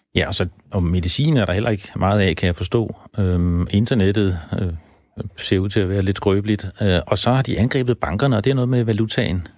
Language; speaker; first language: Danish; native; Danish